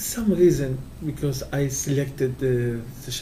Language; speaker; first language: English; non-native, learner; Kurdish